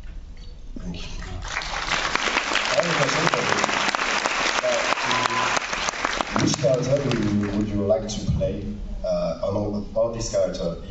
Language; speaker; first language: English; non-native, learner; French